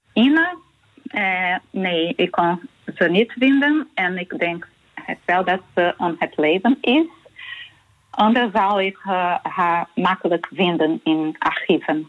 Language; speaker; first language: Dutch; non-native, learner; Portuguese